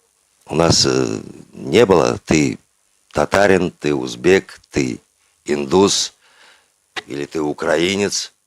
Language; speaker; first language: Russian; non-native, local second language; Uzbek